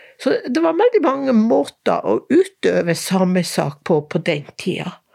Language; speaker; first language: Norwegian; native; Norwegian